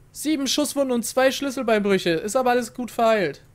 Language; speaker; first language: German; native; German